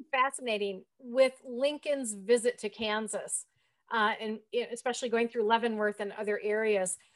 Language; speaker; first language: English; native; English